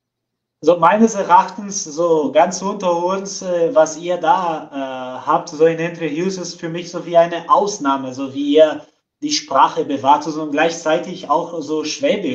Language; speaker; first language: German; non-native, fluent; Portuguese